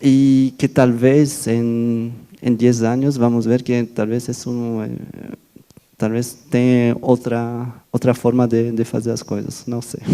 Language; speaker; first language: Portuguese; non-native, fluent; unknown